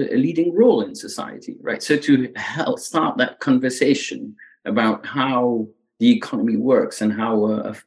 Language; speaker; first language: English; non-native, fluent; Dutch